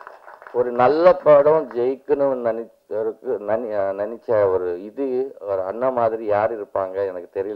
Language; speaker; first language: Tamil; non-native, learner; Telugu